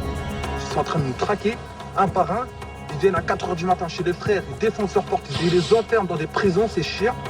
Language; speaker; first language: French; native; French